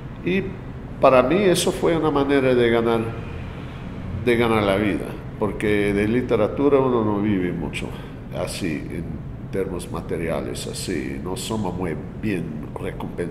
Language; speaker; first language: Spanish; non-native, fluent; English